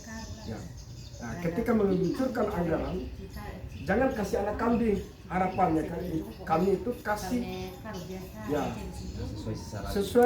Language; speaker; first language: Indonesian; non-native, local second language; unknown